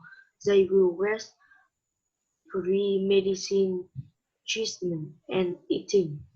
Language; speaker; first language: English; non-native, learner; Vietnamese